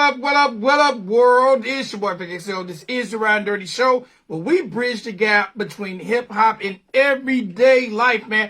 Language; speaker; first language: English; native; English